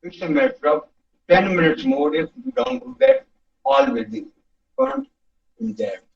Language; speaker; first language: English; non-native, local second language; Punjabi